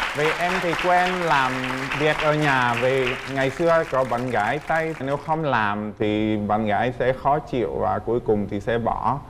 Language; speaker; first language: Vietnamese; non-native, fluent; Czech